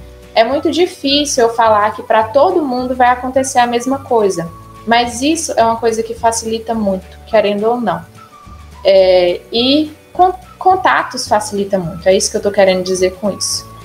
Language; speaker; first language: Portuguese; native; Portuguese